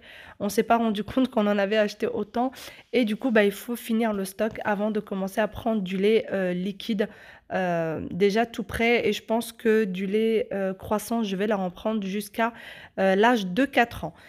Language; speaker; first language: French; native; French